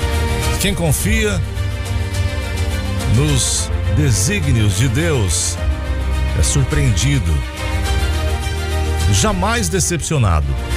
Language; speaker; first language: Portuguese; native; Portuguese